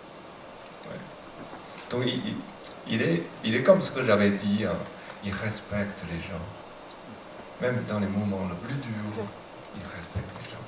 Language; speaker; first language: French; non-native, fluent; Chinese